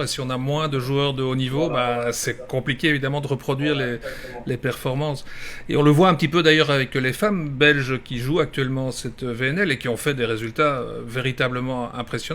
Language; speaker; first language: French; native; French